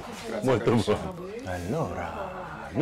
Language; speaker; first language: Italian; non-native, learner; Korean